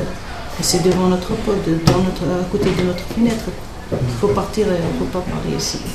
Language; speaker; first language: French; non-native, learner; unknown